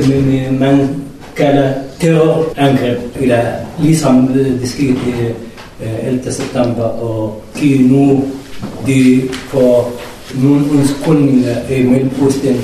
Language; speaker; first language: Danish; non-native, learner; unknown